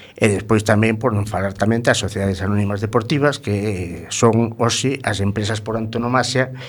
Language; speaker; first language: Galician; non-native, local second language; Spanish